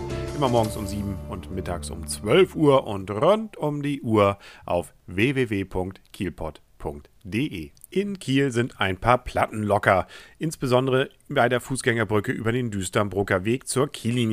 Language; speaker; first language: German; native; German